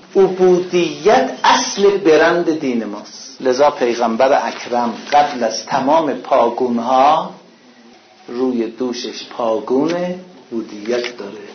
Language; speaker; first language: Persian; non-native, local second language; Azerbaijani